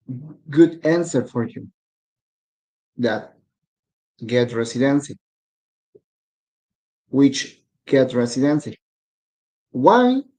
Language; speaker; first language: English; non-native, learner; Spanish